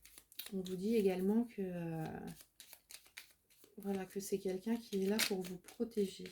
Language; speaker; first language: French; native; French